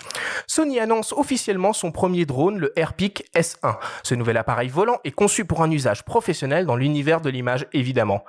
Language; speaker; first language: French; native; French